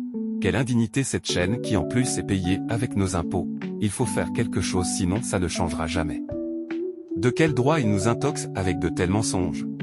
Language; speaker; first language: French; native; French